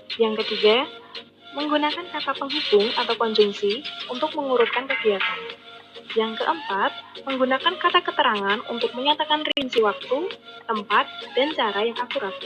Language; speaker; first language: Indonesian; native; Indonesian